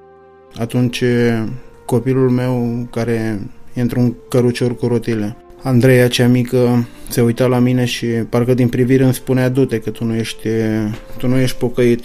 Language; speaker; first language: Romanian; native; Romanian